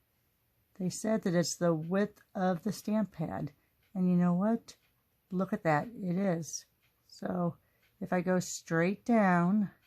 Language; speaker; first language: English; native; English